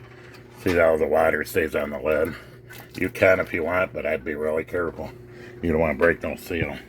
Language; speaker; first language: English; native; English